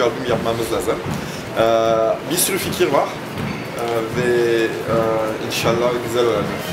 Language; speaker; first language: Turkish; non-native, fluent; French